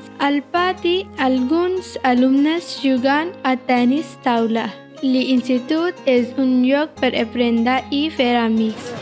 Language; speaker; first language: Catalan; non-native, learner; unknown